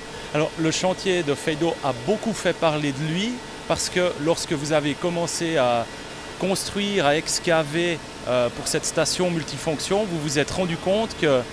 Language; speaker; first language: French; native; French